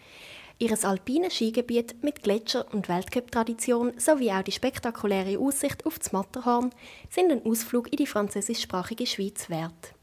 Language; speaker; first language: German; native; German